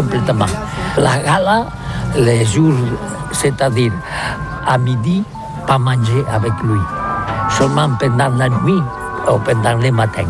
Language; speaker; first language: French; non-native, learner; Catalan